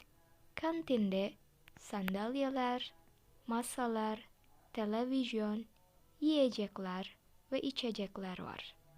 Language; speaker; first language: Turkish; non-native, fluent; Indonesian